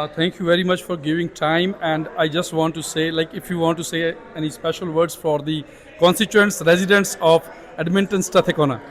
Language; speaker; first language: English; non-native, local second language; Punjabi